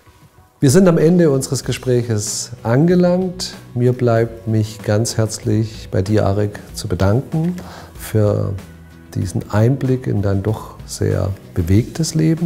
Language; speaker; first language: German; native; German